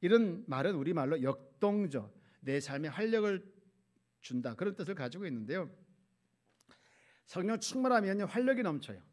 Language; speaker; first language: Korean; native; Korean